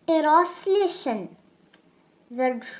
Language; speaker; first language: English; non-native, local second language; Urdu